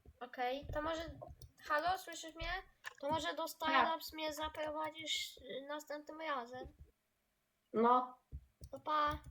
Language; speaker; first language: Polish; native; Polish